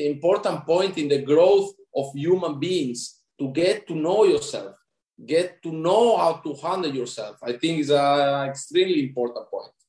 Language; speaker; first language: English; non-native, fluent; Spanish